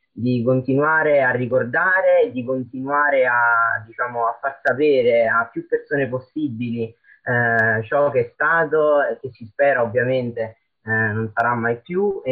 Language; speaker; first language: Italian; native; Italian